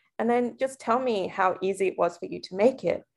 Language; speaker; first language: English; non-native, local second language; Yoruba